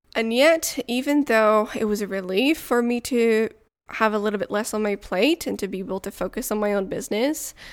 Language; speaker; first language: English; non-native, fluent; French